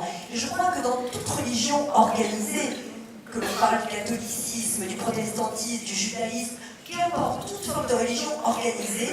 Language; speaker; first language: French; native; French